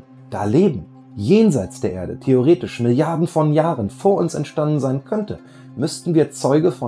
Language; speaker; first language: German; native; German